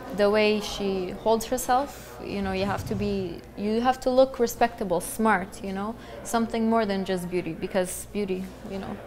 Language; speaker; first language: English; early bilingual, other home language; Central Kurdish